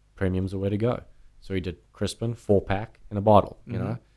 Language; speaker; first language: English; native; English